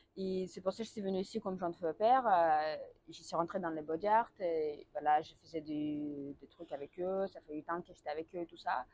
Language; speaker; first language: French; non-native, learner; Russian